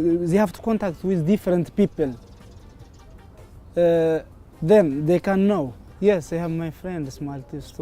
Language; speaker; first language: English; non-native, learner; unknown